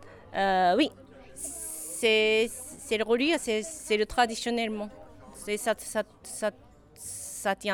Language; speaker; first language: French; non-native, learner; Japanese